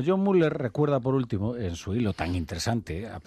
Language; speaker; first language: Spanish; native; Spanish